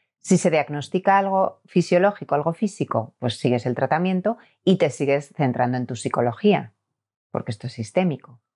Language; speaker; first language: Spanish; native; Spanish